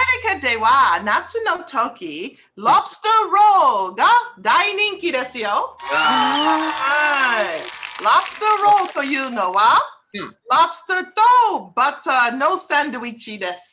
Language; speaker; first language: Japanese; non-native, learner; English